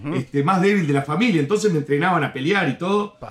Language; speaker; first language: Spanish; native; Spanish